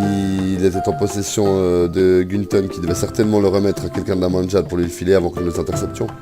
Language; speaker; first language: French; native; French